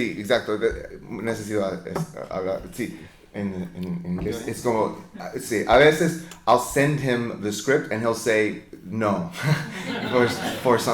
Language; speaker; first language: Spanish; non-native, learner; English